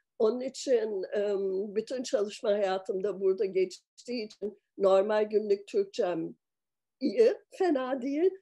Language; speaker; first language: Turkish; early bilingual, heritage; Turkish